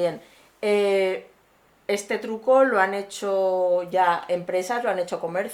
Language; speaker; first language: Spanish; native; Spanish